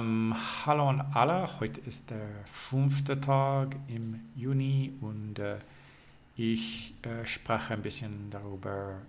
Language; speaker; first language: German; non-native, learner; English